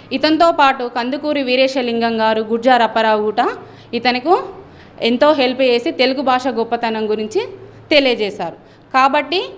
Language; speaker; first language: Telugu; native; Telugu